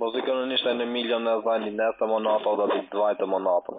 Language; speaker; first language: German; non-native, learner; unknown